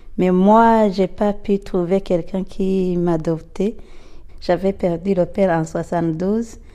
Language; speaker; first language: French; non-native, local second language; Rundi